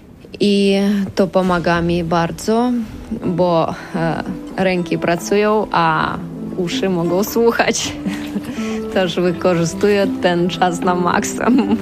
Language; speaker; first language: Polish; non-native, learner; Ukrainian